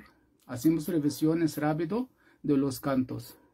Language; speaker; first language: Spanish; non-native, fluent; Arabic